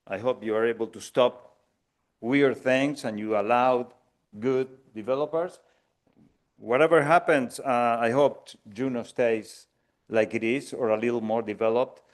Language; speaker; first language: English; non-native, fluent; Spanish